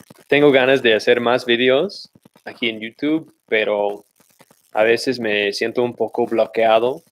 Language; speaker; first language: Spanish; non-native, fluent; English